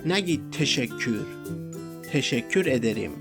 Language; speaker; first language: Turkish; non-native, fluent; Persian